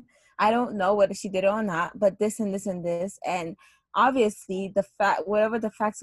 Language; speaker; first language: English; non-native, local second language; Hausa